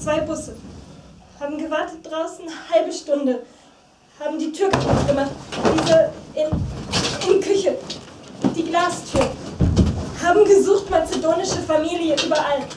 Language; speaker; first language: German; non-native, learner; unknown